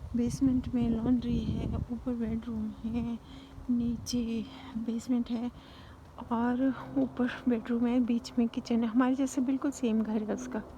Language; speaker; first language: Hindi; native; Hindi